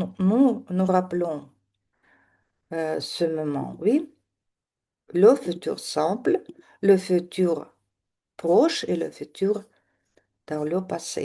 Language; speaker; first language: French; non-native, fluent; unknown